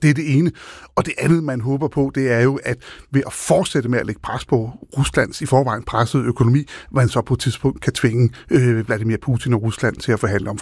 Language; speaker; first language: Danish; native; Danish